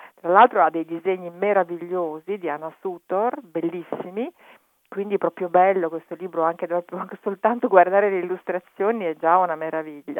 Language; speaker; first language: Italian; native; Italian